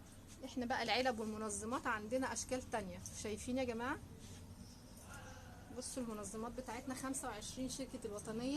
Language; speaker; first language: Arabic; native; Arabic